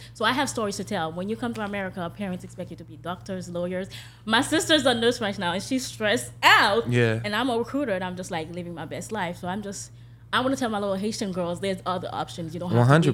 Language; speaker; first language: English; early bilingual, other home language; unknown